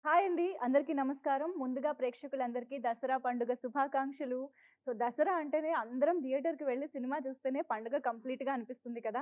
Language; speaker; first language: Telugu; native; Telugu